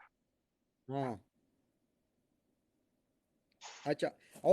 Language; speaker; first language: Hindi; non-native, local second language; Pashto